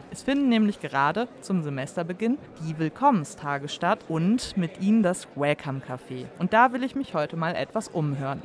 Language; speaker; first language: German; native; German